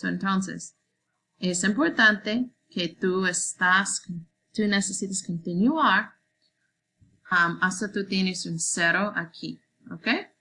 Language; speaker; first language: Spanish; non-native, learner; English